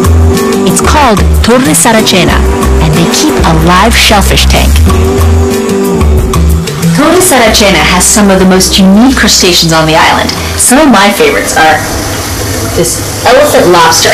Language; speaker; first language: English; early bilingual, other home language; Italian